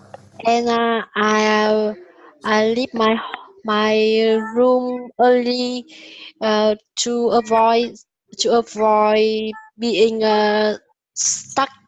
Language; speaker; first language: English; non-native, learner; Vietnamese